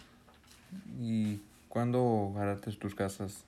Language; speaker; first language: Spanish; early bilingual, heritage; Spanish